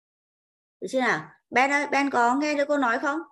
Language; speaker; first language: Vietnamese; native; Vietnamese